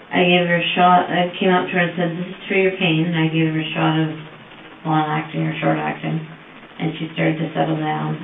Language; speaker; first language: English; native; English